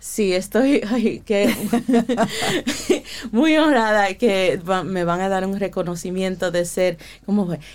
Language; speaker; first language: Spanish; early bilingual, heritage; Spanish